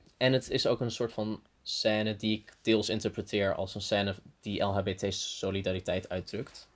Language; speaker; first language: Dutch; early bilingual, heritage; Dutch